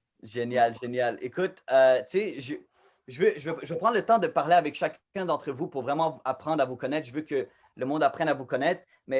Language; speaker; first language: French; native; French